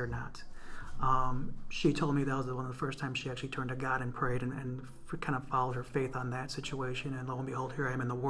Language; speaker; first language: English; native; English